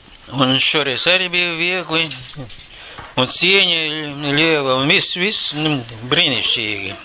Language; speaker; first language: Latvian; non-native, local second language; Russian